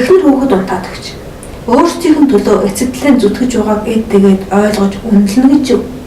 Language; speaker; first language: Mongolian; native; Mongolian